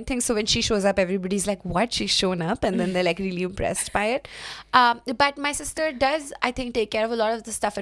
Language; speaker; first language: English; non-native, local second language; Hindi